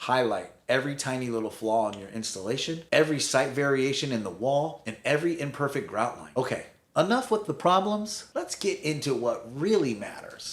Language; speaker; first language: English; native; English